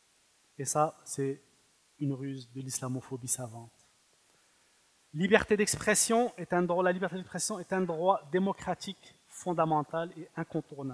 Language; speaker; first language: French; non-native, fluent; Arabic